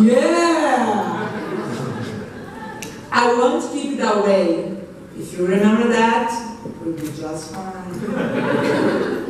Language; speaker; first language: English; non-native, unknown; Portuguese